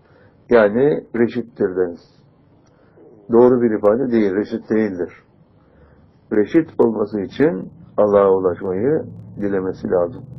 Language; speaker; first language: Turkish; native; Turkish